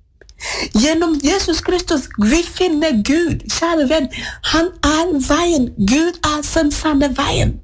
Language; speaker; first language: Norwegian; non-native, fluent; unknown